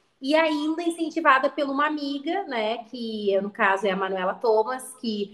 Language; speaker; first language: Portuguese; native; Portuguese